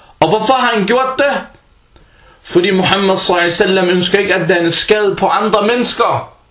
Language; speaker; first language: Danish; early bilingual, other home language; Arabic